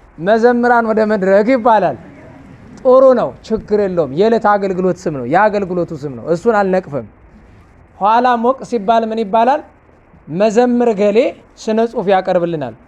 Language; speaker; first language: Amharic; native; Amharic